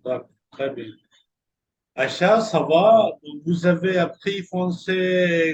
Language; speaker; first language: French; non-native, fluent; Urdu